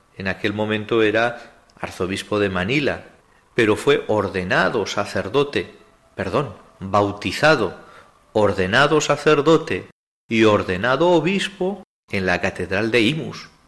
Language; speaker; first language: Spanish; native; Spanish